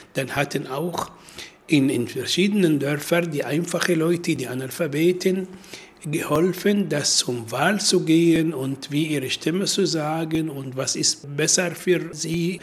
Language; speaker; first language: German; non-native, learner; Arabic